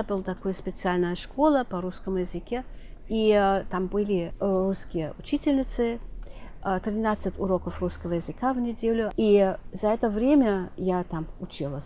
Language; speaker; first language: Russian; non-native, fluent; German